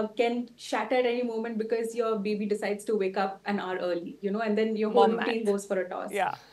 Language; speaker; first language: English; non-native, local second language; Tulu